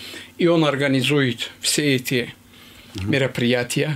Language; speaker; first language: Russian; non-native, local second language; Azerbaijani